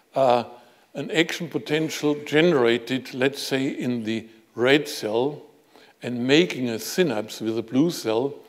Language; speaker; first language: English; non-native, fluent; German